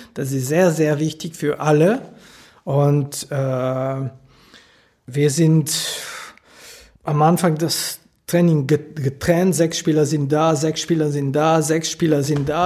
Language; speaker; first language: German; non-native, local second language; French